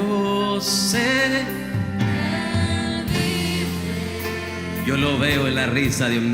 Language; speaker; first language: Spanish; native; Spanish